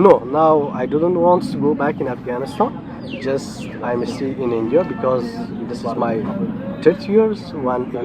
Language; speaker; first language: English; non-native, learner; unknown